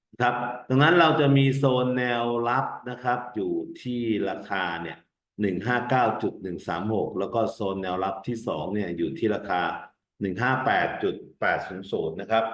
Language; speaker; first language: Thai; native; Thai